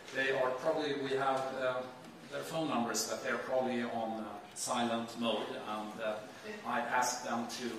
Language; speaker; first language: English; non-native, fluent; Swedish